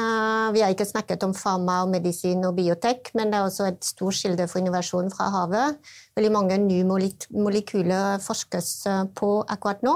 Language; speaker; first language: Norwegian; non-native, fluent; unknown